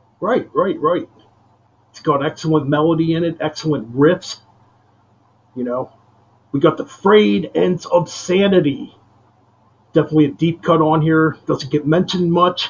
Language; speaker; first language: English; native; English